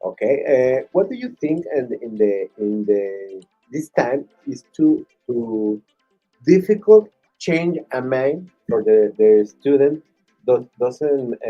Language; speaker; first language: English; non-native, learner; Spanish